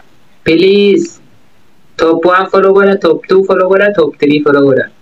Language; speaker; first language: English; non-native, learner; Oromo